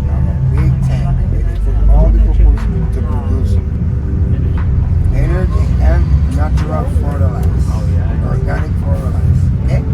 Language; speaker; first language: English; non-native, local second language; Spanish